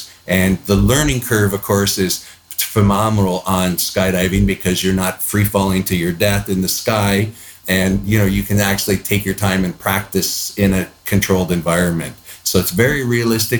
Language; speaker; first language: English; native; English